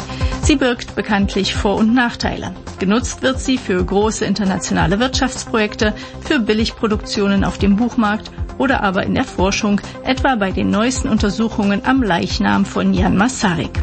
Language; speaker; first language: German; native; German